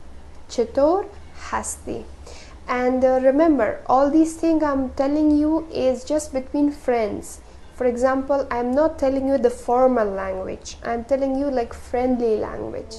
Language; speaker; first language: English; non-native, fluent; Persian